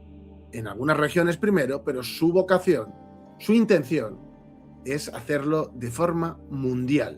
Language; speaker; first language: Spanish; native; Spanish